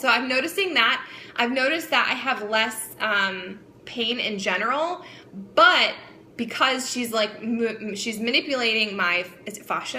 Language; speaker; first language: English; native; English